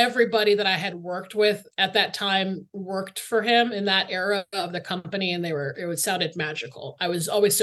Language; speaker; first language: English; native; English